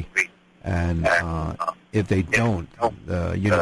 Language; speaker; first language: English; non-native, local second language; Cantonese